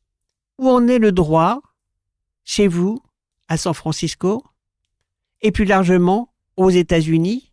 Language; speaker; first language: French; native; French